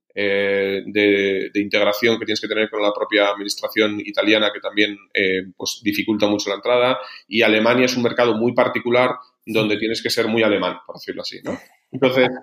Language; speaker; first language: Spanish; native; Spanish